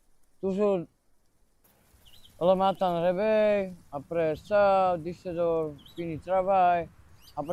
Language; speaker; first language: French; non-native, learner; Slovak